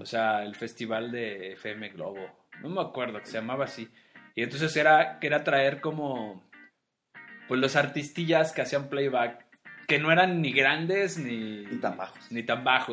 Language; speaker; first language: Spanish; native; Spanish